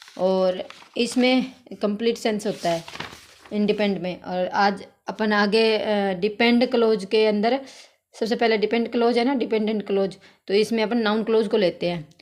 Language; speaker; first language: Hindi; native; Hindi